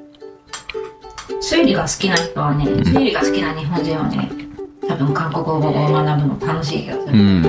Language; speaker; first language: Japanese; native; Japanese